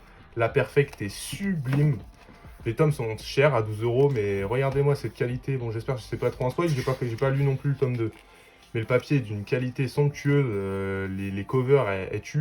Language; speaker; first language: French; native; French